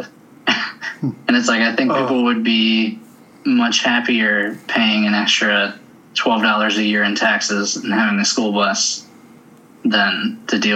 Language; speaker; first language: English; native; English